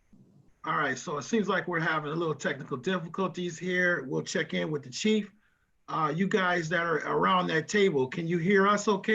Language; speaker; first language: English; native; English